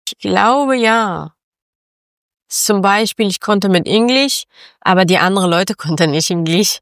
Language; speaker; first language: German; non-native, learner; Persian